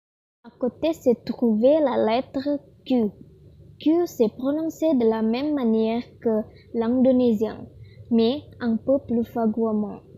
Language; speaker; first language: French; non-native, learner; Indonesian